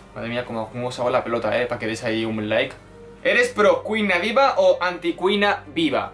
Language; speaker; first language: Spanish; native; Spanish